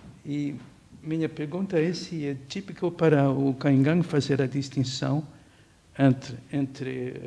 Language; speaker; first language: Portuguese; non-native, fluent; Dutch